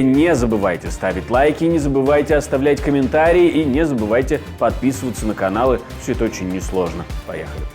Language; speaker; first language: Russian; native; Russian